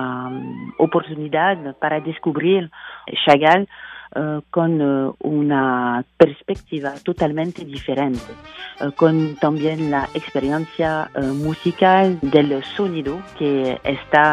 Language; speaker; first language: Spanish; non-native, fluent; French